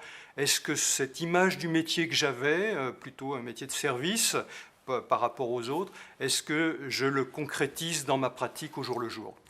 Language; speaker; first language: French; native; French